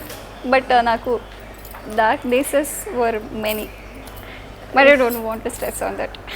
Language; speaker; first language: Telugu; non-native, learner; Kannada